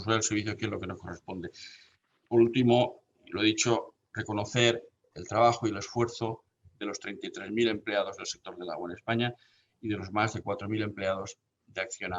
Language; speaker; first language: Spanish; native; Spanish